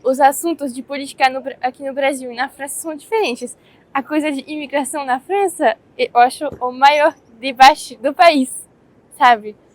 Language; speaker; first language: Portuguese; non-native, fluent; French